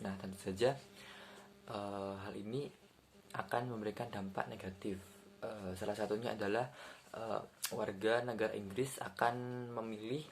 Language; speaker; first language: Indonesian; native; Indonesian